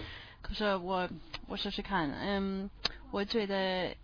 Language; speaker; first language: Chinese; non-native, learner; English